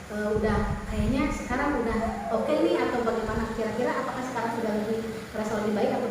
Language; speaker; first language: Indonesian; native; Indonesian